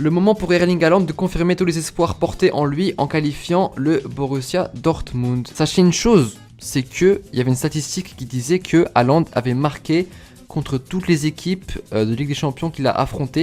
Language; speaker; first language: French; native; French